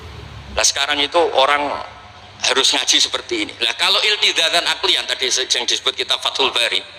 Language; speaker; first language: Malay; non-native, local second language; Javanese